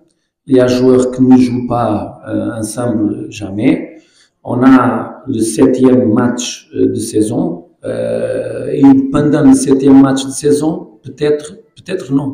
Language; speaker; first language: French; non-native, fluent; Portuguese